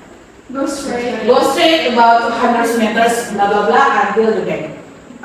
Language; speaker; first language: English; non-native, fluent; Indonesian